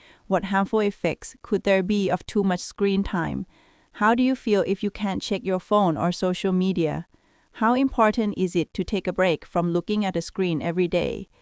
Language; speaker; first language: English; non-native, fluent; Thai